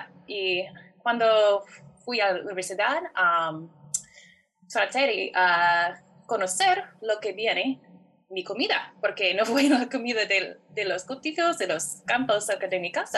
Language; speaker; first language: Spanish; non-native, fluent; English